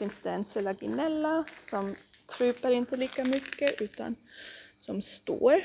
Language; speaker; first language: Swedish; non-native, fluent; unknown